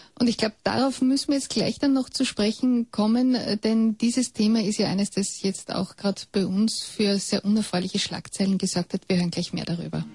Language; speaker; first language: German; native; German